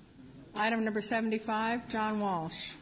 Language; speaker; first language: English; native; English